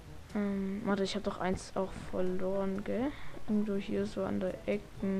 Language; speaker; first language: German; native; German